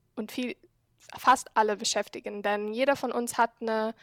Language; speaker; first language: German; non-native, fluent; Arabic